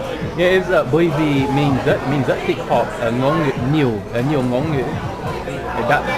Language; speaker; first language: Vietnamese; non-native, learner; English